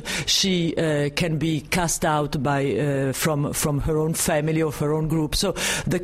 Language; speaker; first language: English; non-native, fluent; Italian